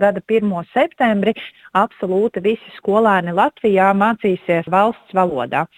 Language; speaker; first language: Latvian; native; Latvian